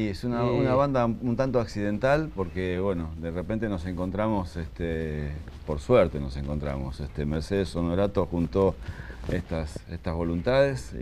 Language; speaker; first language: Spanish; native; Spanish